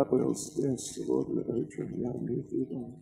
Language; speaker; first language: Russian; non-native, learner; English